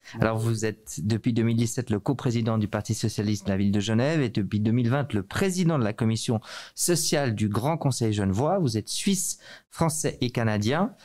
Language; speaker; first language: French; native; French